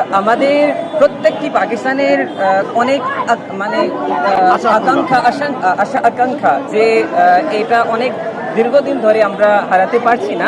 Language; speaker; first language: Bangla; non-native, learner; Urdu